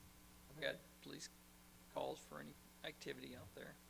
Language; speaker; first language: English; native; English